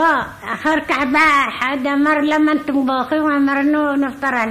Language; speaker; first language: Hebrew; non-native, learner; Arabic